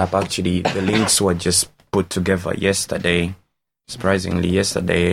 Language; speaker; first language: English; non-native, local second language; Ganda